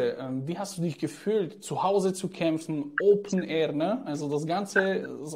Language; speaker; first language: German; native; German